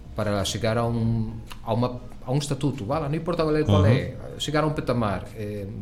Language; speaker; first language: Portuguese; early bilingual, heritage; Spanish